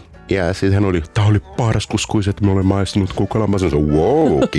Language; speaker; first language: Finnish; non-native, fluent; Portuguese